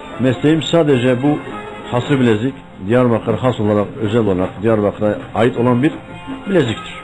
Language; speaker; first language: Turkish; native; Turkish